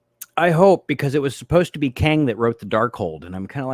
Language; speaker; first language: English; native; English